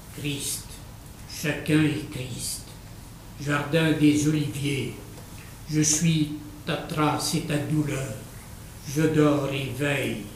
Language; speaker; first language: French; non-native, local second language; Arabic